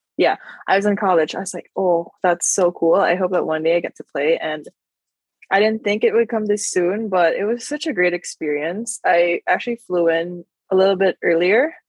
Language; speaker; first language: English; non-native, local second language; Filipino